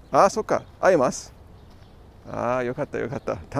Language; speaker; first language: Japanese; non-native, learner; English